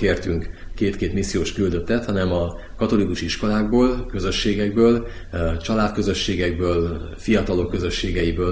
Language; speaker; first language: Hungarian; native; Hungarian